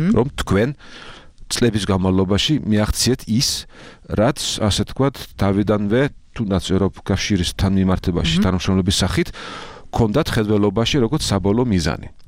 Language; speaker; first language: Georgian; non-native, fluent; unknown